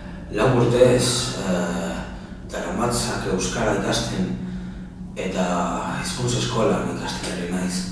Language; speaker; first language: Basque; non-native, learner; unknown